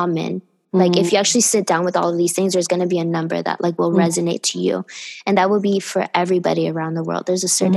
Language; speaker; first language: English; native; English